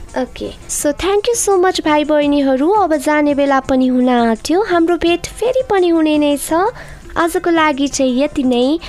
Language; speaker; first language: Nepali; native; Nepali